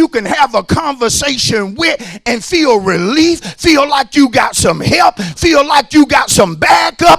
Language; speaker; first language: English; native; English